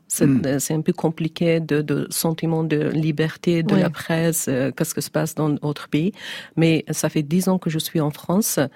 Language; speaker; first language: French; non-native, learner; Persian